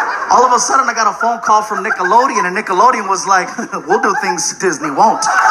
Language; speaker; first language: English; early bilingual, other home language; Spanish